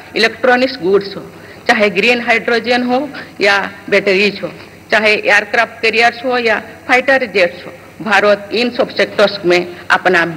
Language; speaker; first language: Hindi; non-native, local second language; Santali